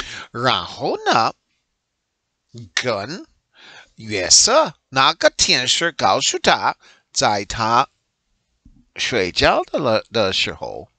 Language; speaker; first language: Chinese; non-native, learner; English